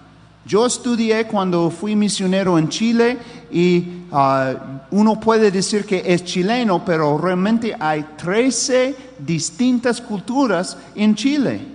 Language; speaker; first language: Spanish; non-native, fluent; English